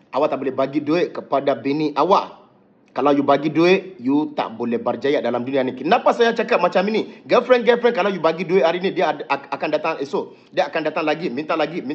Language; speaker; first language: Malay; non-native, fluent; Yoruba